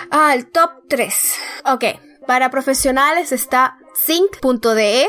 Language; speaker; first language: Spanish; native; Spanish